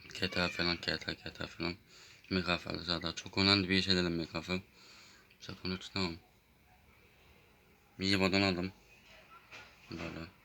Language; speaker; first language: Turkish; early bilingual, heritage; Turkish